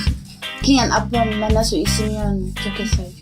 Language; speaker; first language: Korean; non-native, learner; Arabic